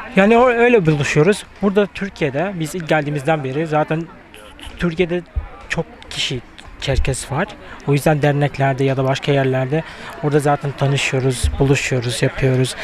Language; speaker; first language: Turkish; non-native, fluent; Adyghe